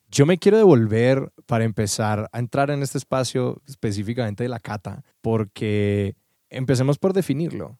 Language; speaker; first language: Spanish; native; Spanish